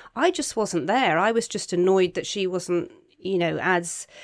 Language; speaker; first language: English; native; English